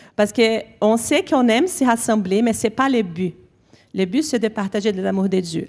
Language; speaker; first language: French; non-native, fluent; Portuguese